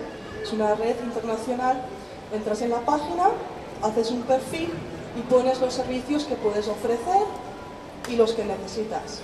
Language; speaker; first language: Spanish; non-native, fluent; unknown